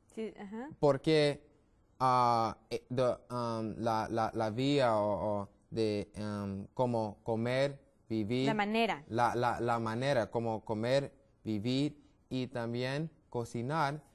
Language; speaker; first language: Spanish; non-native, learner; English